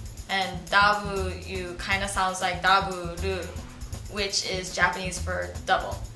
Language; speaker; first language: English; early bilingual, other home language; Japanese